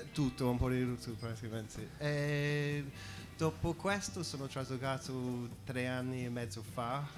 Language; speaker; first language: Italian; non-native, fluent; English